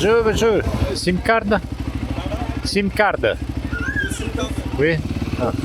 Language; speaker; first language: French; non-native, learner; Italian